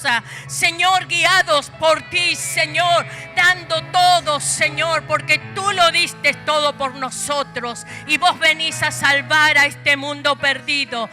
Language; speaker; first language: Spanish; native; Spanish